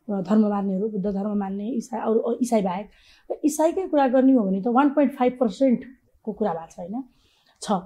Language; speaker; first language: Nepali; native; Nepali